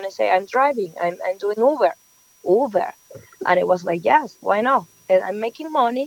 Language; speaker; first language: English; non-native, learner; Spanish